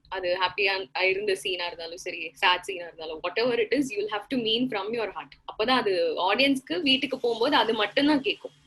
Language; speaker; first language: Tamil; non-native, local second language; Malayalam